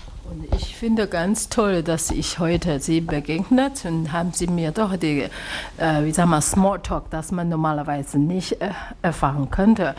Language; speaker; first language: German; non-native, learner; Chinese